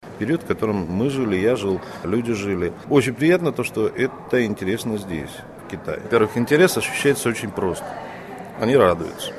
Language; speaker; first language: Russian; native; Russian